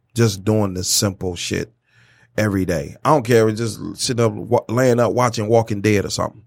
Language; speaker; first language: English; native; English